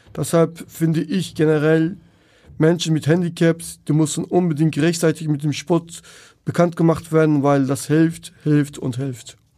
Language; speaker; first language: German; non-native, fluent; Turkish